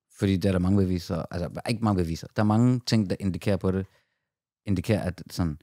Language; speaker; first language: Danish; early bilingual, other home language; Persian